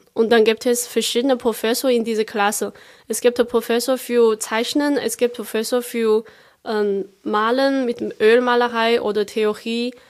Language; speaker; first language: German; non-native, fluent; Chinese